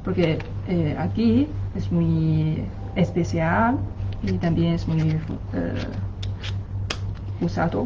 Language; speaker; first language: Spanish; non-native, learner; Chinese